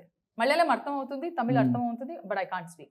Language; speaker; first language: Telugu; non-native, learner; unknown